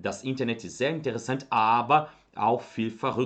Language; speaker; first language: German; non-native, fluent; Portuguese